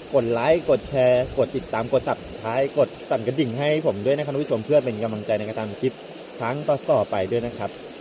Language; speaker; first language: Thai; non-native, local second language; S'gaw Karen